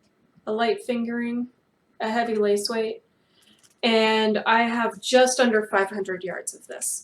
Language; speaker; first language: English; native; English